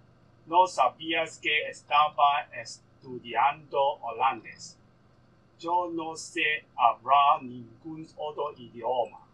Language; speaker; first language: Spanish; non-native, learner; Cantonese